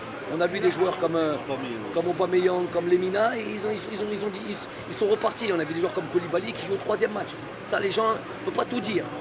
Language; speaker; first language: French; native; French